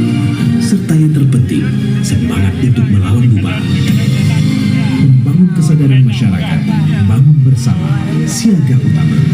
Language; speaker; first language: Indonesian; native; Indonesian